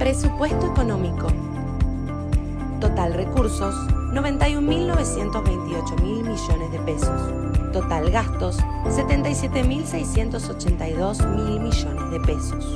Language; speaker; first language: Spanish; native; Spanish